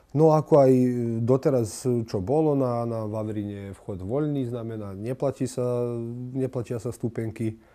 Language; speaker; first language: Slovak; native; Slovak